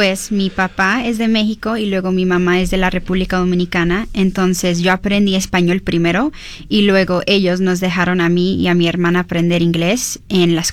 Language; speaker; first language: Spanish; early bilingual, heritage; Spanish